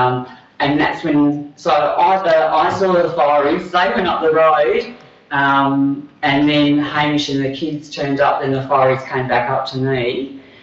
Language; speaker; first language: English; native; English